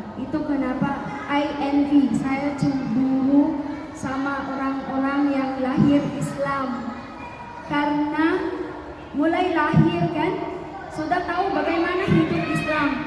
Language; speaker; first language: Indonesian; non-native, learner; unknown